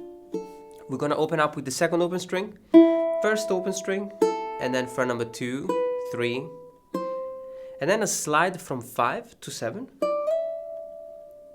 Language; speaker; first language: English; non-native, fluent; Italian